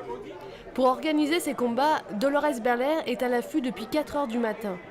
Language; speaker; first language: French; native; French